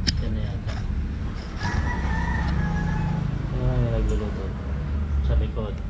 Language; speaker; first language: Filipino; non-native, local second language; Iloko